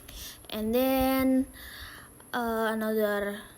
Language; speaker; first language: English; non-native, learner; Indonesian